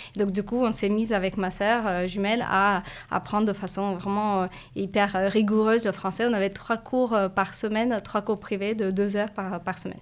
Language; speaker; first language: French; non-native, fluent; Russian